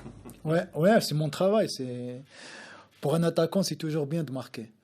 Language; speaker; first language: French; non-native, local second language; Arabic